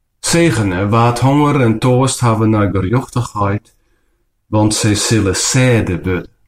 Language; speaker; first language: Dutch; non-native, local second language; Western Frisian